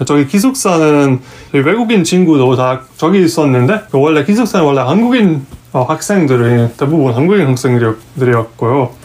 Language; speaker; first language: Korean; non-native, fluent; Hungarian